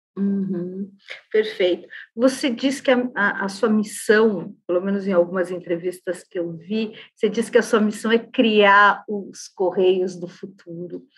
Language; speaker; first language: Portuguese; native; Portuguese